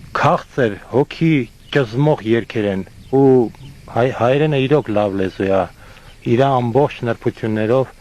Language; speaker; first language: Armenian; non-native, fluent; Estonian